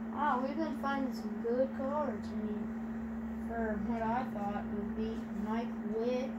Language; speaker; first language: English; native; English